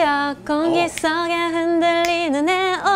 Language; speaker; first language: Korean; non-native, fluent; Japanese